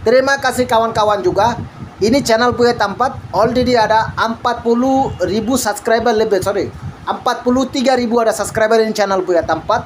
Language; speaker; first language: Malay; non-native, learner; Bangla